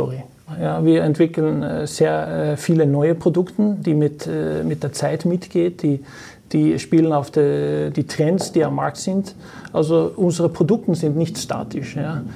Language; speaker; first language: German; non-native, fluent; Norwegian